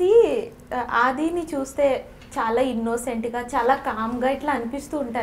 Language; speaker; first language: Telugu; native; Telugu